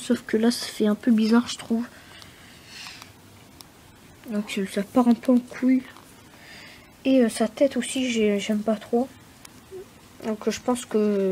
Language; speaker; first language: French; native; French